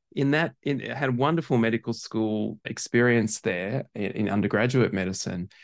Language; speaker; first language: English; native; English